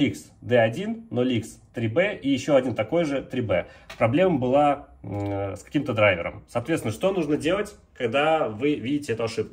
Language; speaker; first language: Russian; native; Russian